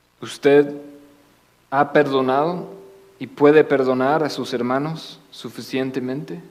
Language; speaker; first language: Spanish; non-native, fluent; English